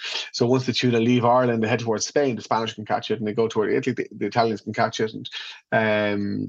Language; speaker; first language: English; native; English